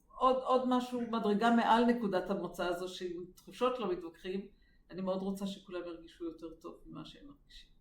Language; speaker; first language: Hebrew; native; Hebrew